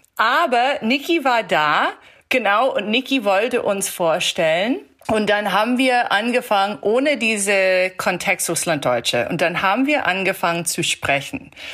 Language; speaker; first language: German; early bilingual, heritage; German